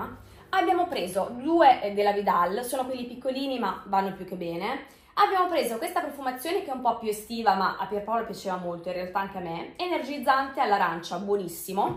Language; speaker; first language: Italian; native; Italian